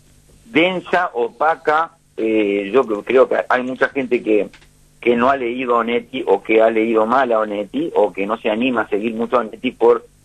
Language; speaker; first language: Spanish; native; Spanish